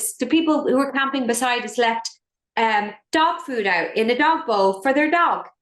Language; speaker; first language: English; native; English